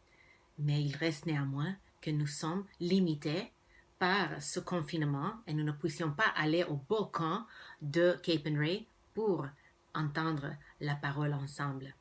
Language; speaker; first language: French; non-native, fluent; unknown